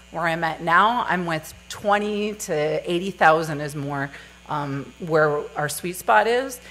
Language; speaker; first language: English; native; English